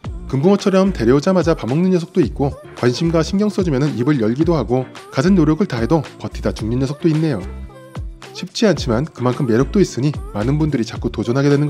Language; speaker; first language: Korean; native; Korean